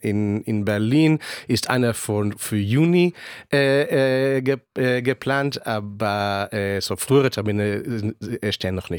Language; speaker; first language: German; non-native, fluent; Hebrew